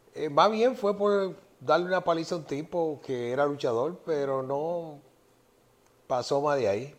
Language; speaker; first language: Spanish; native; Spanish